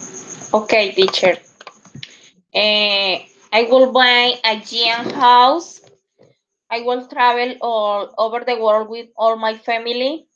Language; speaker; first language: English; non-native, learner; Spanish